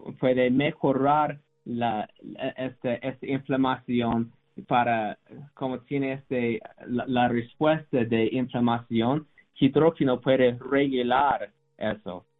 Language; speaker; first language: Spanish; non-native, learner; English